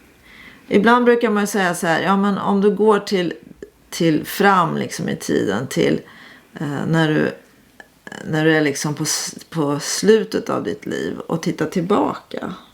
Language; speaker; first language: Swedish; native; Swedish